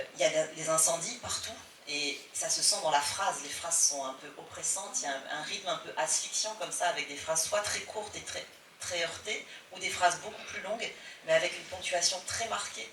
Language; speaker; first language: French; native; French